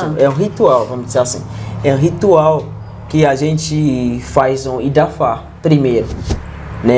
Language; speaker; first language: Portuguese; non-native, learner; Yoruba